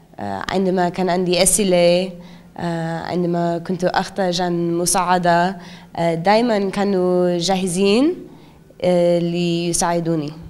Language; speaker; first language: Arabic; non-native, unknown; English